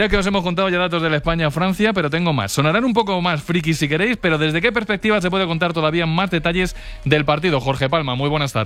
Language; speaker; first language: Spanish; native; Spanish